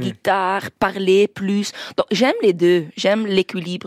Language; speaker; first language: French; non-native, local second language; Dutch